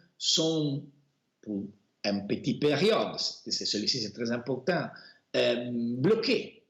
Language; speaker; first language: French; non-native, fluent; Italian